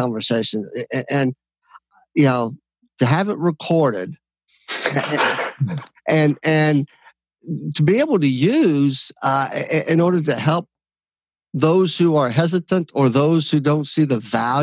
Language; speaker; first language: English; native; English